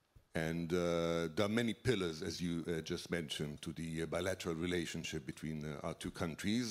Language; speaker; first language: English; non-native, fluent; Hebrew